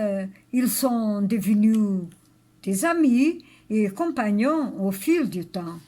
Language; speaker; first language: French; non-native, learner; Portuguese